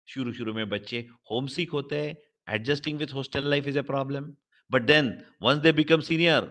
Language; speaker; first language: Hindi; non-native, local second language; Marathi